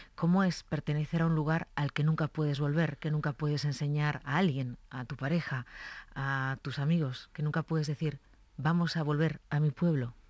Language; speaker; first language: Spanish; native; Spanish